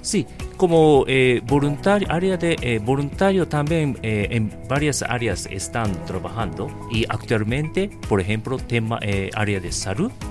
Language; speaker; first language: Spanish; non-native, learner; Japanese